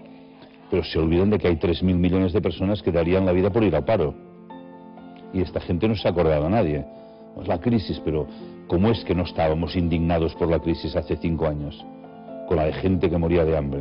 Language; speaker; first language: Spanish; native; Spanish